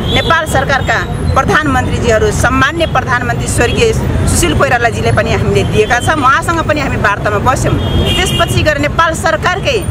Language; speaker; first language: Nepali; non-native, local second language; Rana Tharu